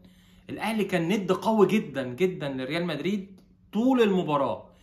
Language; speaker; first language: Arabic; native; Arabic